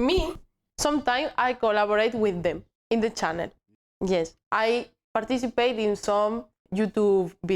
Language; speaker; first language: English; non-native, learner; Spanish